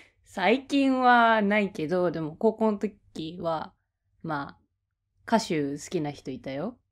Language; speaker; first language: Japanese; native; Japanese